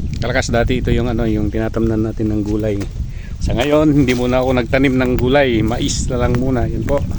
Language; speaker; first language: Filipino; non-native, local second language; Iloko